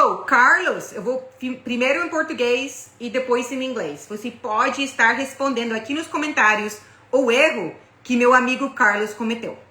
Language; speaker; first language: Portuguese; non-native, fluent; English